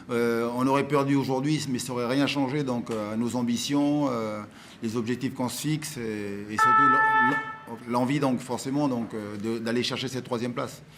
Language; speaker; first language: French; native; French